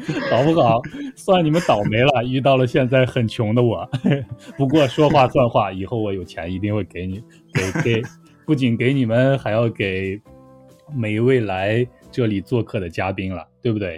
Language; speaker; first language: Chinese; native; Chinese